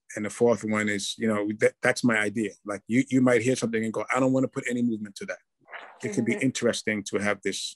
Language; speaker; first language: English; native; English